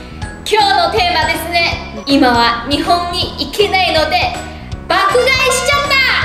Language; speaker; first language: Japanese; non-native, fluent; Chinese